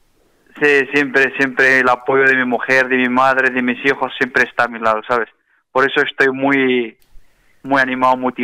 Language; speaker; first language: Spanish; non-native, fluent; Arabic